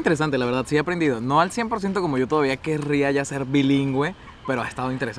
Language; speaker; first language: Spanish; native; Spanish